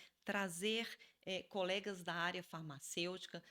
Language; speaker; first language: Portuguese; native; Portuguese